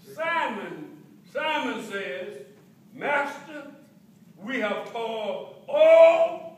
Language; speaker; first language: English; native; English